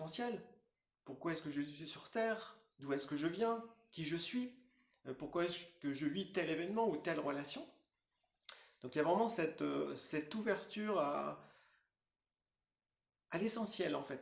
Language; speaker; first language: French; native; French